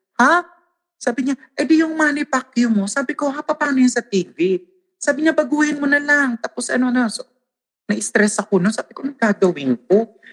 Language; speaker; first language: Filipino; non-native, local second language; Waray